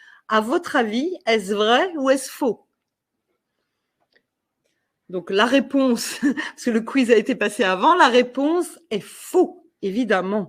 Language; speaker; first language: French; native; French